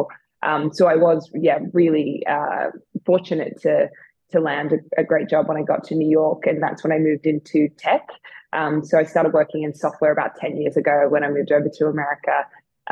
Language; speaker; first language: English; native; English